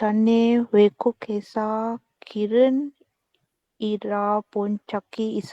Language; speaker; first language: Korean; non-native, learner; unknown